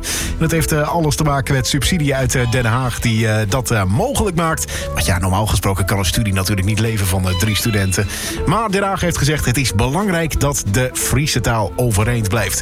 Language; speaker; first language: Dutch; native; Dutch